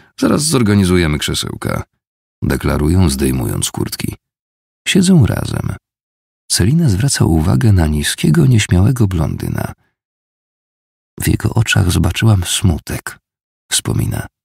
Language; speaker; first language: Polish; native; Polish